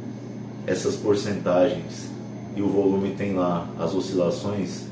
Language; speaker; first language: Portuguese; native; Portuguese